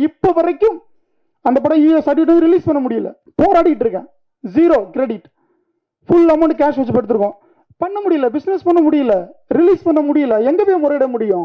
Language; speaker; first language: Tamil; native; Tamil